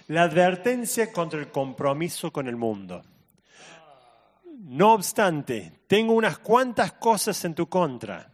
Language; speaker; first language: Spanish; native; Spanish